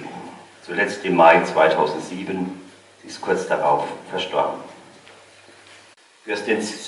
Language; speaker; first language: German; native; German